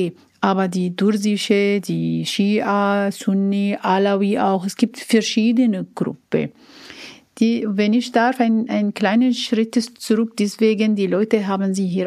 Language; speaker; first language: German; non-native, learner; Arabic